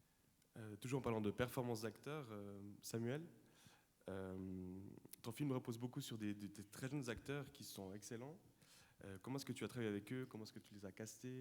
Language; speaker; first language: French; native; French